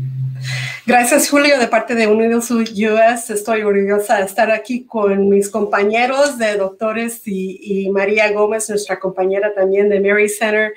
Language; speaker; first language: Spanish; early bilingual, heritage; Spanish